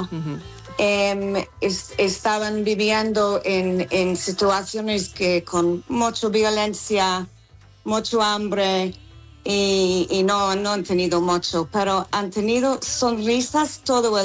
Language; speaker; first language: Spanish; non-native, fluent; English